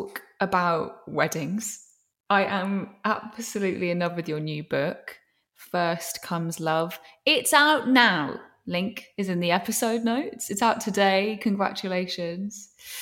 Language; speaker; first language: English; native; English